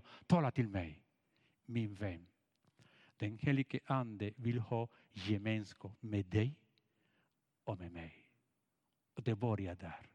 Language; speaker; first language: Swedish; non-native, fluent; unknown